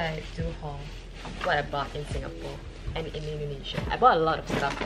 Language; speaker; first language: English; non-native, fluent; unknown